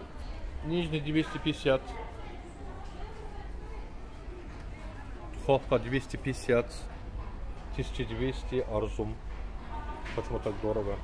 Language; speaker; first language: Russian; non-native, learner; Turkish